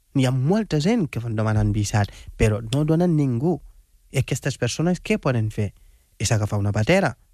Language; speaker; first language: Catalan; non-native, fluent; Wolof